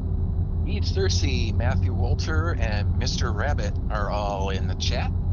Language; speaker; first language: English; native; English